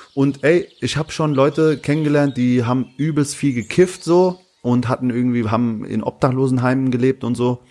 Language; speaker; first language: German; early bilingual, other home language; Turkish